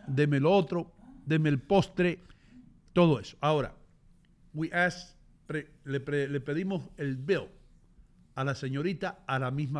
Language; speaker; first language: Spanish; native; Spanish